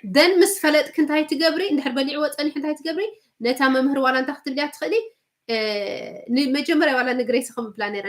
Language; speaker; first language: Tigrinya; early bilingual, heritage; Tigrinya